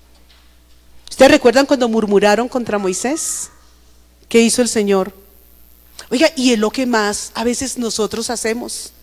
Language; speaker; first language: Spanish; native; Spanish